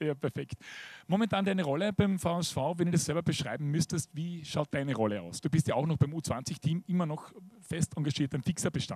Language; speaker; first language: German; native; German